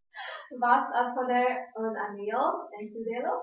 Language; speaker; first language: Spanish; non-native, learner; English